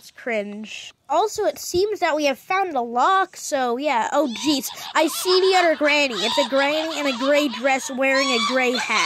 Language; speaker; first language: English; native; English